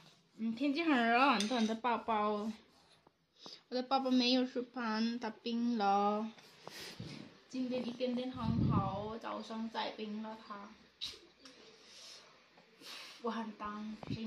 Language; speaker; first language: Chinese; non-native, learner; Nepali